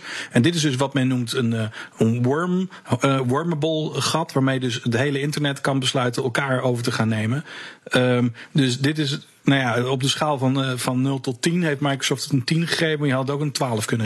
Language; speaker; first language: Dutch; native; Dutch